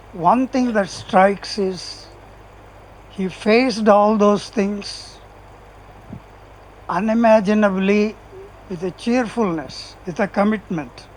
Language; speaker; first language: English; non-native, local second language; Telugu